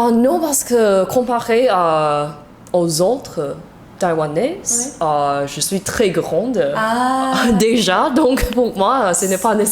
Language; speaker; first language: French; non-native, learner; Chinese